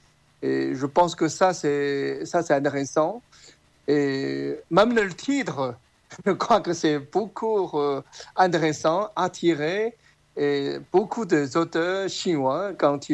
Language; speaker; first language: French; non-native, learner; Chinese